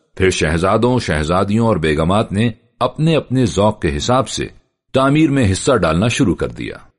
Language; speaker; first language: Urdu; native; Urdu